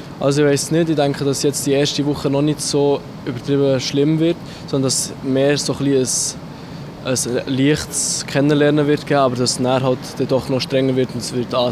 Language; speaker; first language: German; native; German